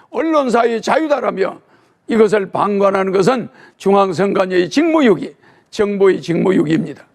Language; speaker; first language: Korean; native; Korean